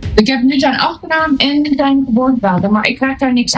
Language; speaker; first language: Dutch; native; Dutch